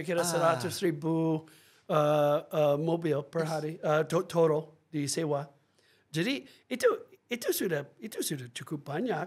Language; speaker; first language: Indonesian; non-native, fluent; English